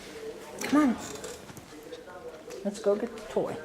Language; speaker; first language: English; native; English